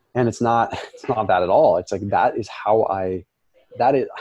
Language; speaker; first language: English; native; English